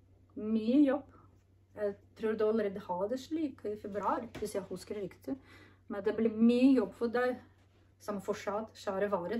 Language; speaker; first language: Norwegian; non-native, learner; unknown